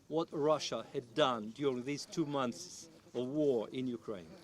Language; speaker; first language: English; non-native, fluent; Ukrainian